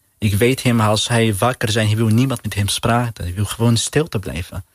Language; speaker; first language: Dutch; non-native, learner; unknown